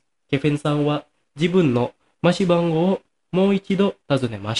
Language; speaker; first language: Japanese; non-native, fluent; Indonesian